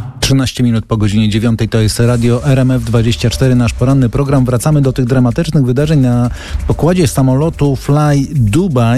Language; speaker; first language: Polish; native; Polish